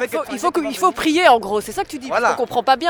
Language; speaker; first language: French; native; French